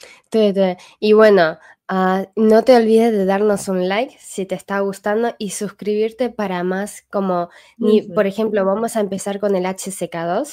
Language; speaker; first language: Spanish; non-native, fluent; Chinese